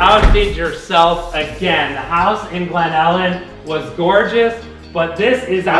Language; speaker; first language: English; native; English